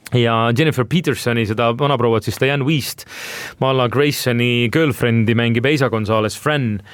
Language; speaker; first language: Estonian; native; Estonian